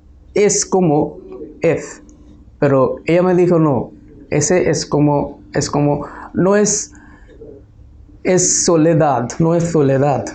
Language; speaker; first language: Spanish; non-native, fluent; Bangla